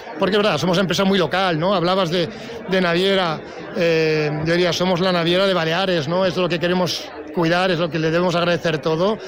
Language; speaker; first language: Spanish; non-native, local second language; Catalan